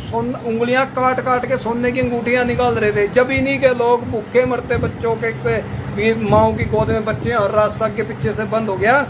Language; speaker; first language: Hindi; non-native, local second language; Punjabi